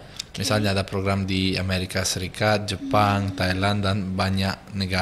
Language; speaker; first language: Indonesian; non-native, fluent; Italian